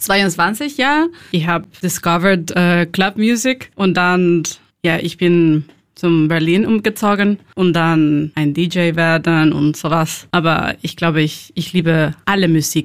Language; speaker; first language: German; non-native, learner; Spanish